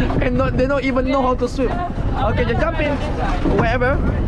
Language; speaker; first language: English; non-native, learner; Indonesian